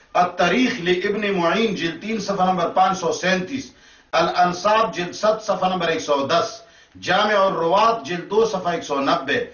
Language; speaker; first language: Urdu; non-native, local second language; Pashto